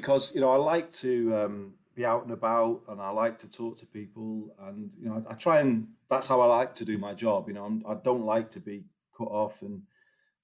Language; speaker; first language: English; native; English